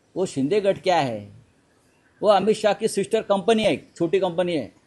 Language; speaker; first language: Hindi; non-native, local second language; Marathi